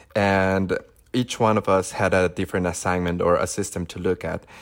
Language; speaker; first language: English; non-native, fluent; Spanish